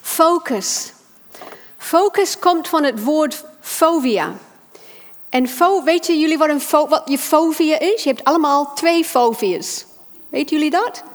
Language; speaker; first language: Dutch; non-native, fluent; English